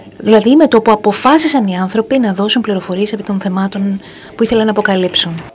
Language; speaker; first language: Greek; native; Greek